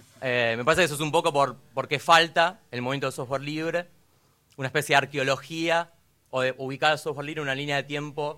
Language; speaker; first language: Spanish; native; Spanish